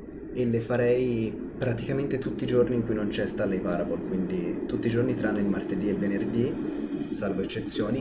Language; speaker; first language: Italian; native; Italian